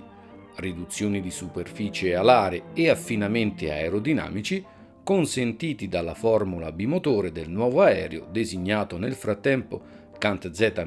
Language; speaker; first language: Italian; native; Italian